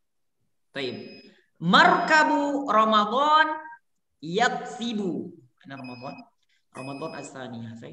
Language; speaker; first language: Arabic; non-native, learner; Indonesian